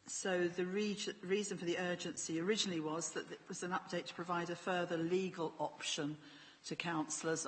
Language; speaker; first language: English; native; English